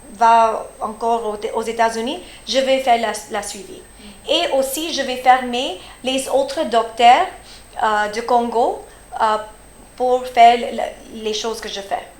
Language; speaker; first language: French; early bilingual, heritage; French